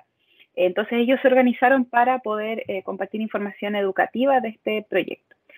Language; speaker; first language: Spanish; native; Spanish